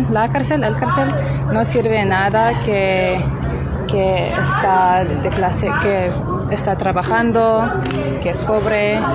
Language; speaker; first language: Spanish; non-native, learner; English